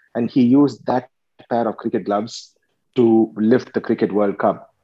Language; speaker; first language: English; non-native, local second language; Tamil